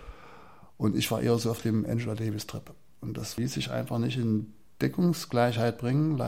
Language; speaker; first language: German; native; German